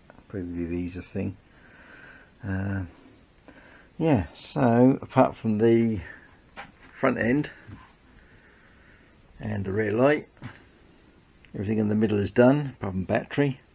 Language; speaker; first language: English; native; English